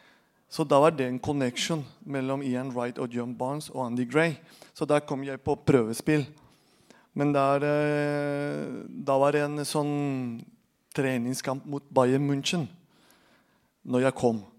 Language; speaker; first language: Norwegian; non-native, fluent; Spanish